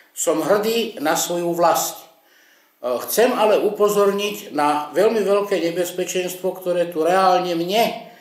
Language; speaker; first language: Slovak; non-native, local second language; Romany